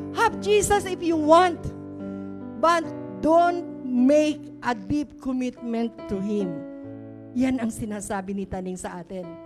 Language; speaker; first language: Filipino; native; Filipino